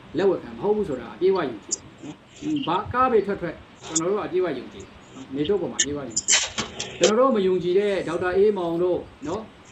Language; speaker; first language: Burmese; native; Burmese